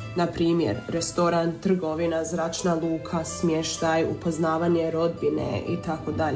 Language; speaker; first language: Croatian; early bilingual, heritage; Croatian